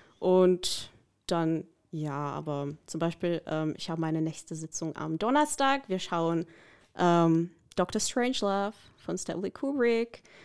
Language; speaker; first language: German; non-native, fluent; Korean